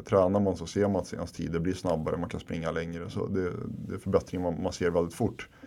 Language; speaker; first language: Swedish; early bilingual, other home language; Finnish